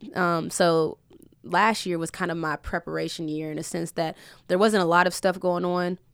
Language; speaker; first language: English; native; English